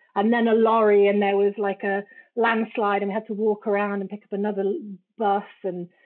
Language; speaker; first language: English; native; English